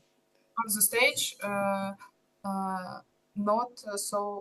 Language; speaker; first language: English; non-native, learner; Russian